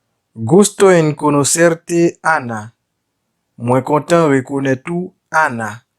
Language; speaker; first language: Spanish; non-native, learner; Haitian Creole